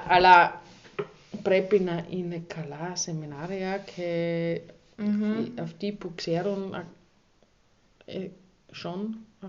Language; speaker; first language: Greek; non-native, learner; German